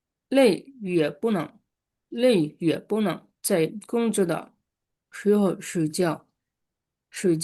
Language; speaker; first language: Chinese; non-native, fluent; Bangla